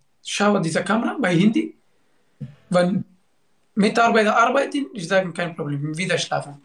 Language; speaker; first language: German; non-native, learner; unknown